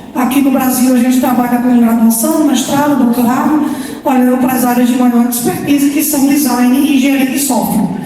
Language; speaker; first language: Portuguese; native; Portuguese